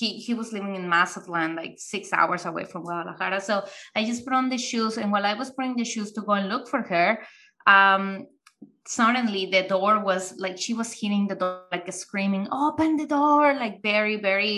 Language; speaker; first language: English; non-native, fluent; Spanish